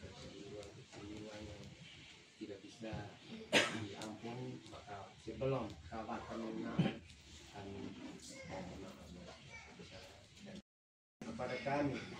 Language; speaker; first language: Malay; non-native, local second language; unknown